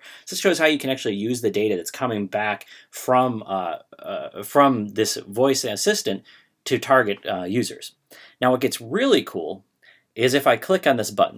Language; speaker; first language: English; native; English